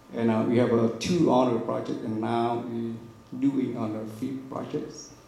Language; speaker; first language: English; non-native, learner; Vietnamese